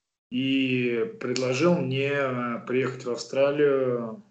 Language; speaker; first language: Russian; native; Russian